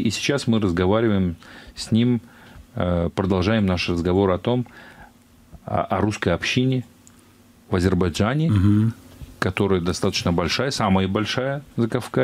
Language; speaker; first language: Russian; native; Russian